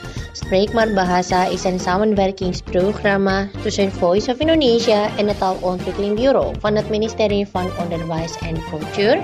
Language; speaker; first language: Dutch; non-native, learner; Indonesian